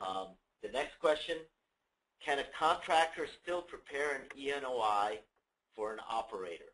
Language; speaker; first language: English; native; English